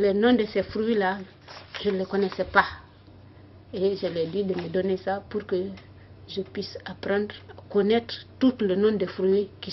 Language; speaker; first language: French; non-native, learner; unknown